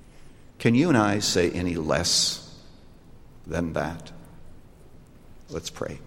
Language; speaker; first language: English; native; English